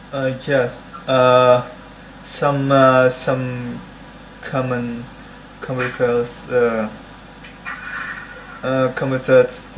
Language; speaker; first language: English; non-native, learner; Vietnamese